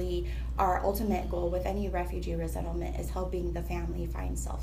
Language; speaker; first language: English; native; English